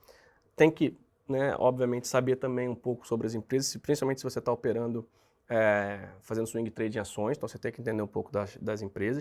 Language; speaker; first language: Portuguese; native; Portuguese